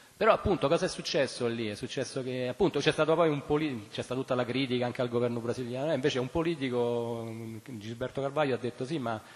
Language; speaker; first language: Italian; native; Italian